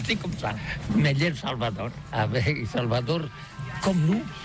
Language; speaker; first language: French; non-native, learner; Catalan